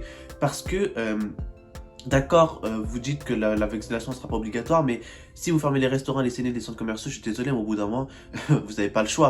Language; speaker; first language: French; native; French